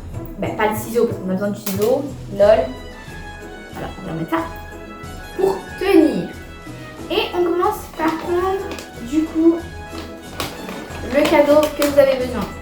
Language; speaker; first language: French; native; French